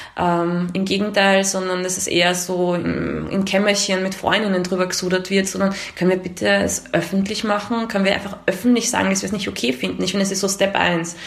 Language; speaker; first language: German; early bilingual, other home language; Hungarian